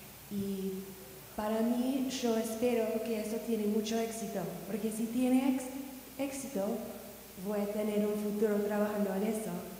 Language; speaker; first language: Spanish; non-native, fluent; English